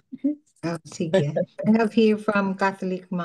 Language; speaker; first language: English; non-native, local second language; Filipino